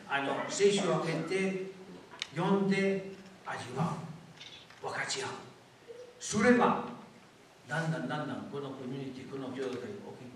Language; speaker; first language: Japanese; non-native, fluent; Spanish